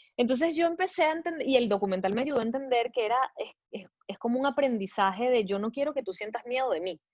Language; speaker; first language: Spanish; native; Spanish